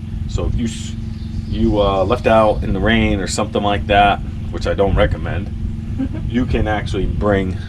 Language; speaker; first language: English; native; English